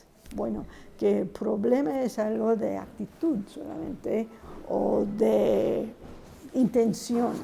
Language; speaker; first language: Spanish; non-native, fluent; English